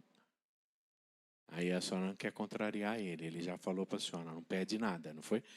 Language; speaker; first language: Portuguese; native; Portuguese